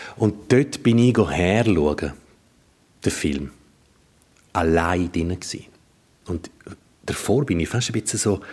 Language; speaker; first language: German; native; German